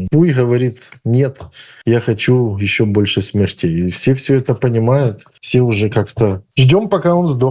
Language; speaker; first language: Russian; native; Russian